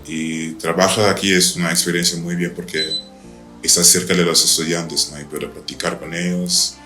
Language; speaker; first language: Spanish; non-native, learner; Dutch